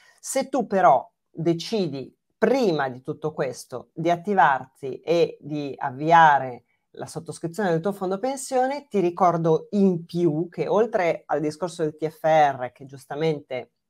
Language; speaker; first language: Italian; native; Italian